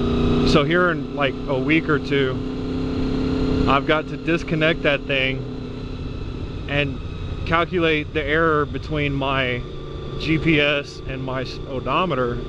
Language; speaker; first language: English; native; English